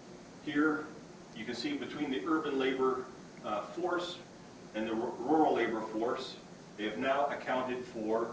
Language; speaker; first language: English; native; English